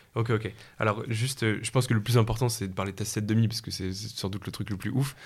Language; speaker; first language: French; native; French